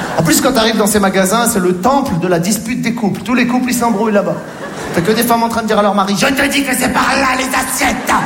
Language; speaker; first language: French; native; French